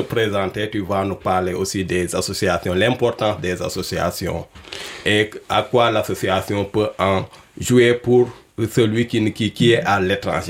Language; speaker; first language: French; non-native, local second language; Wolof